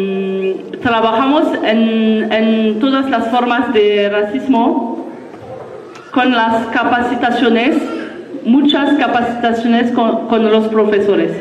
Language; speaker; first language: Spanish; non-native, learner; French